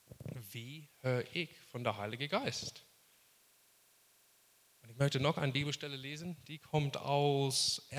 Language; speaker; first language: German; non-native, fluent; English